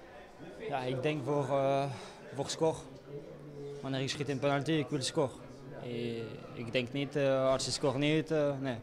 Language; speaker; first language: Dutch; non-native, learner; Italian